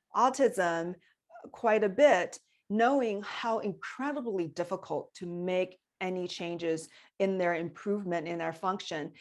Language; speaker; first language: English; non-native, fluent; Chinese